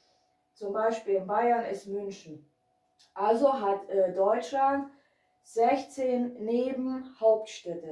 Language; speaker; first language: German; non-native, fluent; Hungarian